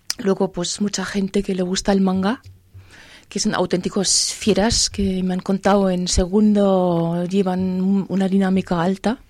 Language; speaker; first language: Spanish; non-native, fluent; German